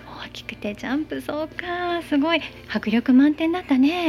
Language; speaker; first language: Japanese; native; Japanese